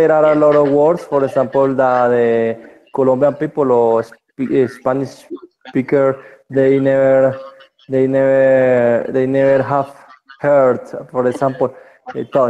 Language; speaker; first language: English; non-native, learner; Spanish